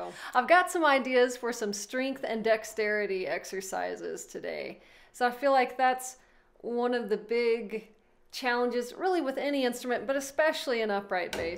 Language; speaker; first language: English; native; English